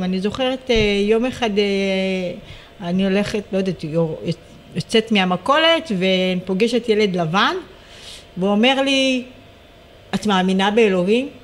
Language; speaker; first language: Hebrew; early bilingual, other home language; Amharic